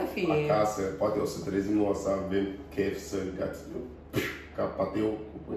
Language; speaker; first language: Romanian; non-native, learner; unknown